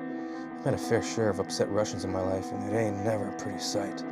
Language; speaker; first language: English; native; English